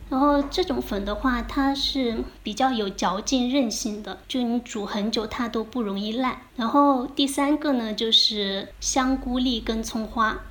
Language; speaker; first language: Chinese; native; Chinese